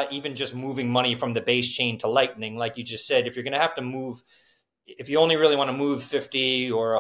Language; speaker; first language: English; native; English